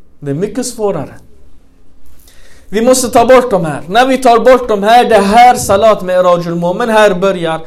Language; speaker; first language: Swedish; non-native, fluent; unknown